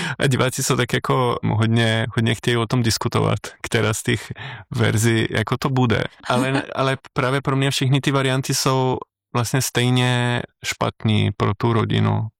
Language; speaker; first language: Czech; non-native, fluent; Slovenian